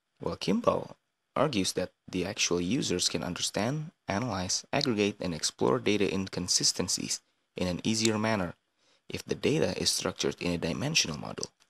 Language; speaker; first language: English; non-native, fluent; Indonesian